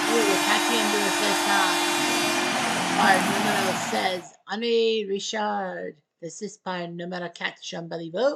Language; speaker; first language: French; non-native, learner; English